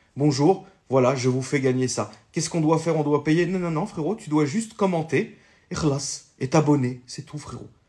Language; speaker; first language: French; native; French